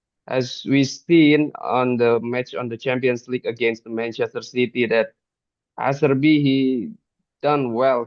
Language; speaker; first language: English; non-native, fluent; Indonesian